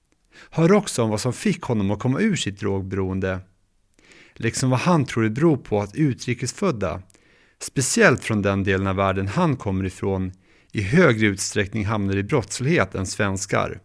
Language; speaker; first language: Swedish; native; Swedish